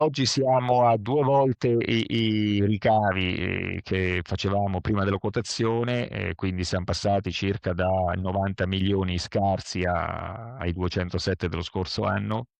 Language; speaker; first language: Italian; native; Italian